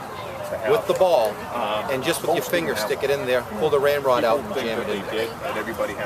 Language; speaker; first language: English; native; English